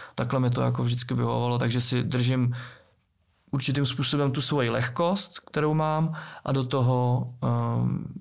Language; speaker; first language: Czech; native; Czech